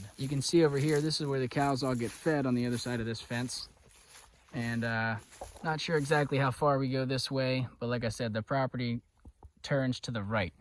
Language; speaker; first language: English; native; English